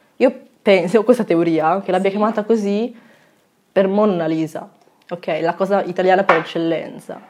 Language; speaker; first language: Italian; early bilingual, other home language; Chinese